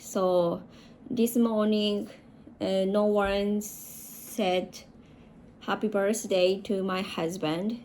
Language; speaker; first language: English; non-native, learner; Japanese